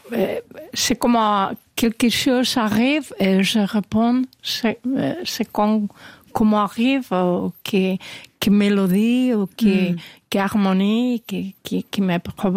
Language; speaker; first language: French; non-native, learner; Spanish